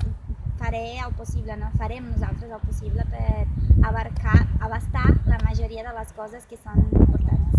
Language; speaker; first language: Catalan; non-native, fluent; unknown